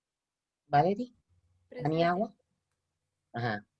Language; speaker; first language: Spanish; native; Spanish